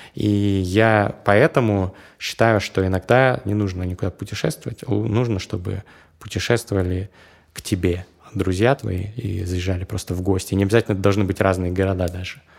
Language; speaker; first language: Russian; native; Russian